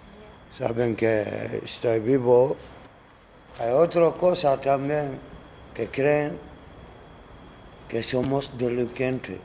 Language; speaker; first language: Spanish; non-native, learner; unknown